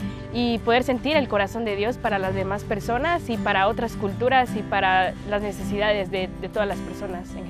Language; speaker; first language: Spanish; native; Spanish